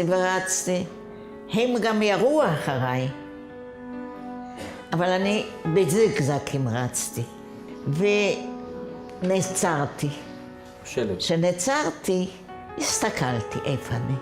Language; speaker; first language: Hebrew; non-native, fluent; Yiddish